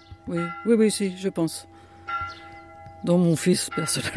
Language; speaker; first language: French; native; French